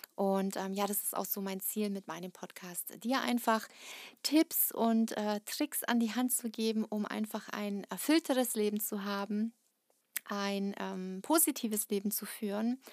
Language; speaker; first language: German; early bilingual, other home language; Russian